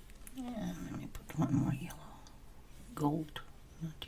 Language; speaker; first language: English; non-native, fluent; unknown